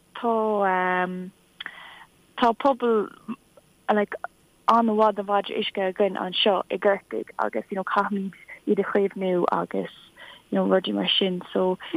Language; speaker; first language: Irish; non-native, local second language; English